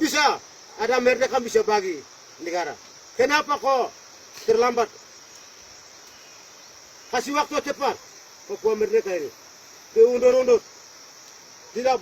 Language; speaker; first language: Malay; non-native, local second language; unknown